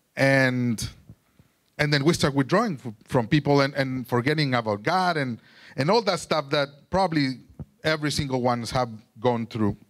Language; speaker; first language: English; non-native, fluent; Spanish